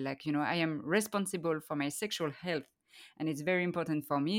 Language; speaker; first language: English; non-native, fluent; French